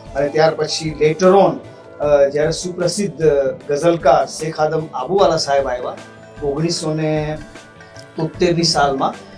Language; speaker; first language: Gujarati; early bilingual, heritage; Gujarati